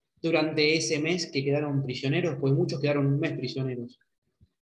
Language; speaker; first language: Spanish; native; Spanish